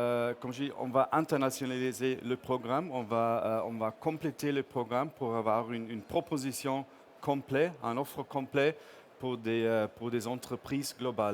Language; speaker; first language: French; non-native, fluent; English